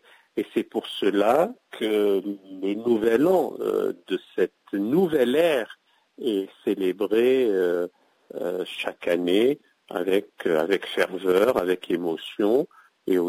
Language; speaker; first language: French; non-native, local second language; Arabic